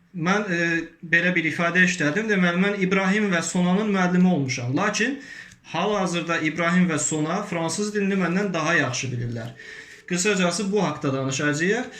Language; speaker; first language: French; non-native, fluent; Azerbaijani